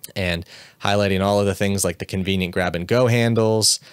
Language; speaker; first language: English; native; English